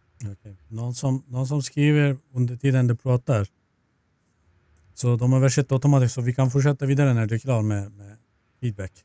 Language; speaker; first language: Swedish; non-native, fluent; Turkish